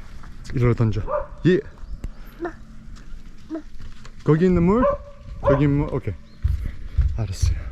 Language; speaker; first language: Korean; early bilingual, heritage; English